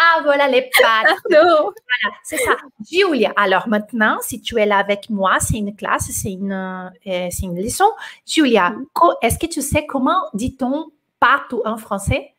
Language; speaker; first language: French; non-native, fluent; Portuguese